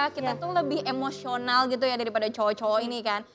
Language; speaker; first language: Indonesian; native; Indonesian